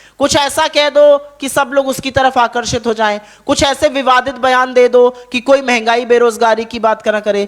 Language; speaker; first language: Hindi; native; Hindi